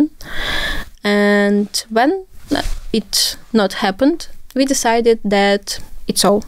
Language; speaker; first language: English; non-native, fluent; Ukrainian